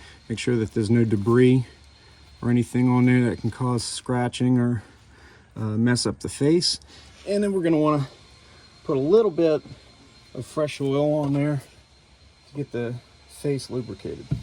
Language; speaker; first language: English; native; English